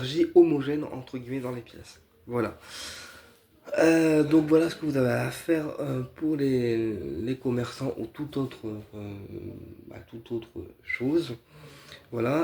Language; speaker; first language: French; native; French